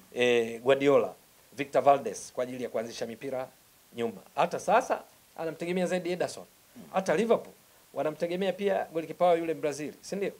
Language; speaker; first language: Swahili; native; Swahili